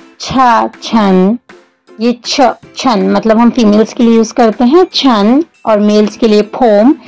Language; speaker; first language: Hindi; native; Hindi